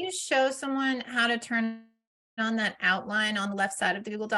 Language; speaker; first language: English; native; English